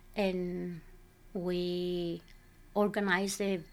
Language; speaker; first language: English; non-native, fluent; Spanish